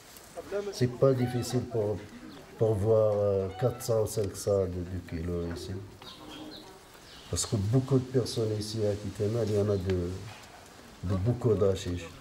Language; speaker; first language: French; non-native, local second language; Arabic